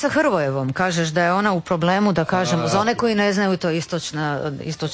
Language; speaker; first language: Serbian; native; Serbian